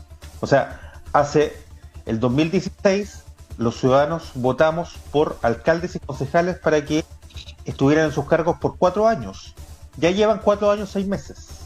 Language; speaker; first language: Spanish; native; Spanish